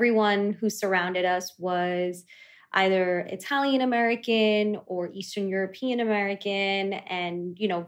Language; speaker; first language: English; early bilingual, other home language; Kannada